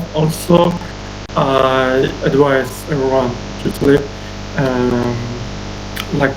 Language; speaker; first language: English; non-native, learner; Uzbek